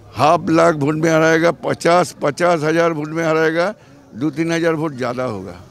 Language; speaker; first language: Hindi; non-native, local second language; Bangla